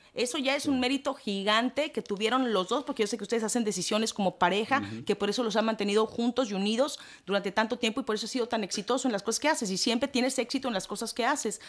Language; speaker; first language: Spanish; native; Spanish